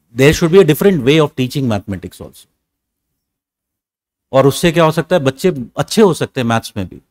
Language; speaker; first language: Hindi; native; Hindi